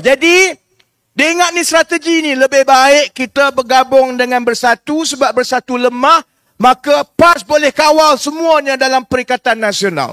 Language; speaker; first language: Malay; native; Malay